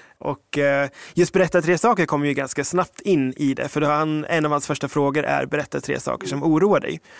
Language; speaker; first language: Swedish; early bilingual, other home language; English